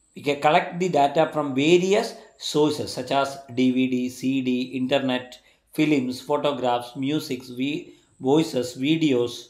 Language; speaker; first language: English; non-native, local second language; Malayalam